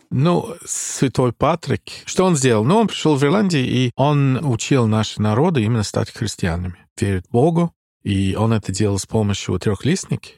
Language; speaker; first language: Russian; non-native, fluent; English